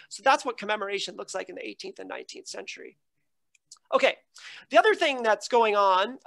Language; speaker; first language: English; native; English